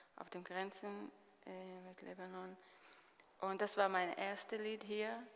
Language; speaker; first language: German; non-native, fluent; Hebrew